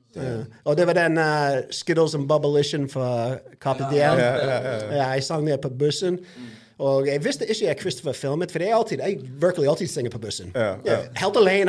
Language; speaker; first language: Norwegian; non-native, fluent; English